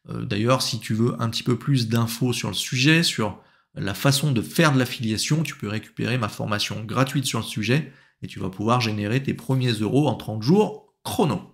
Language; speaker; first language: French; native; French